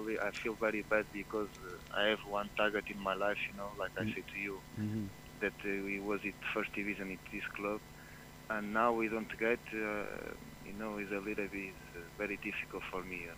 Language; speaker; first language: English; non-native, fluent; Portuguese